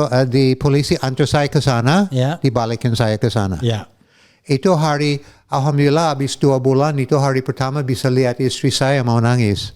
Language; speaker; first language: Indonesian; non-native, fluent; English